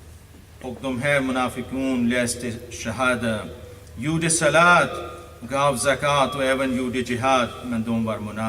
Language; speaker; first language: Swedish; non-native, fluent; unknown